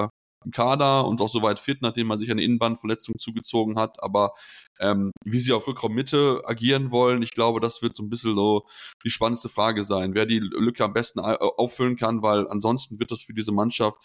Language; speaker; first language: German; native; German